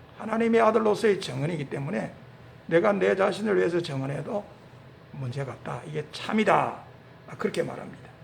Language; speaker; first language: Korean; native; Korean